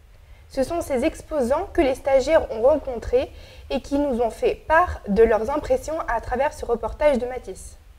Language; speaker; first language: French; native; French